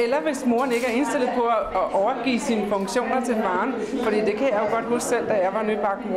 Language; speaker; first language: Danish; native; Danish